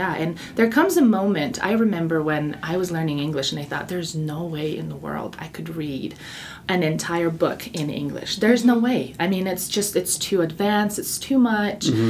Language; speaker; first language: English; non-native, fluent; Russian